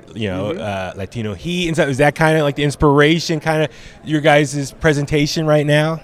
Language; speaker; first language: English; native; English